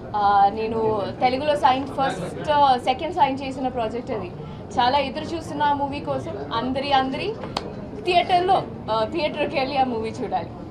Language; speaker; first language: Telugu; non-native, fluent; Malayalam